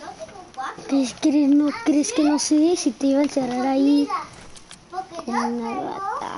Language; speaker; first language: Spanish; native; Spanish